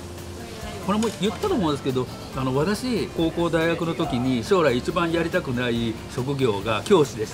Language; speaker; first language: Japanese; native; Japanese